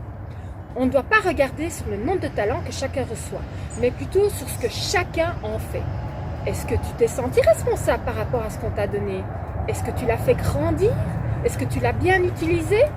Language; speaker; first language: French; native; French